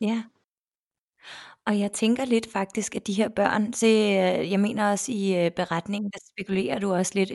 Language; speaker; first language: Danish; native; Danish